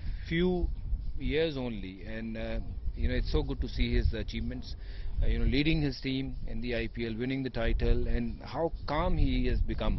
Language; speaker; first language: English; non-native, local second language; Punjabi